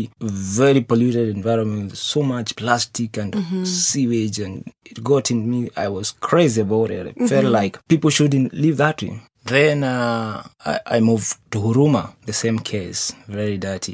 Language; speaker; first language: English; non-native, local second language; Kikuyu